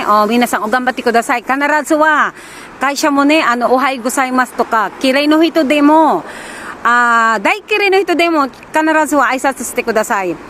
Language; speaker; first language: Japanese; non-native, learner; Filipino